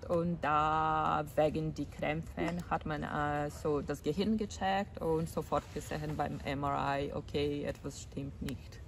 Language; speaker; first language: German; non-native, fluent; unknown